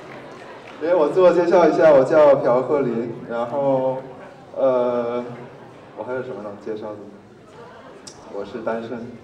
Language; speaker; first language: Chinese; non-native, fluent; Korean